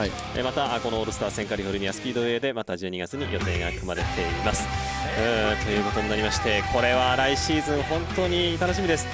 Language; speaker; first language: Japanese; native; Japanese